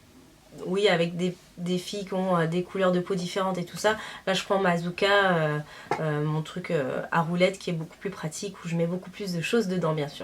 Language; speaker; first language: French; native; French